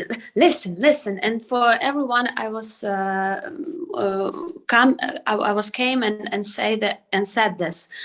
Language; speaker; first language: English; non-native, learner; Ukrainian